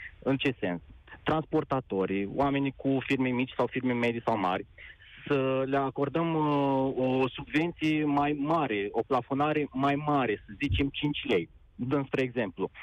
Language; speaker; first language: Romanian; native; Romanian